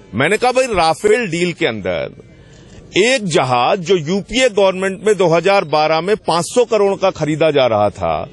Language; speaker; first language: Hindi; native; Hindi